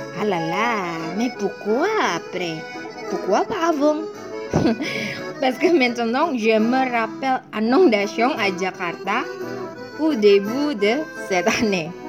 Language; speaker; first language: French; non-native, learner; Indonesian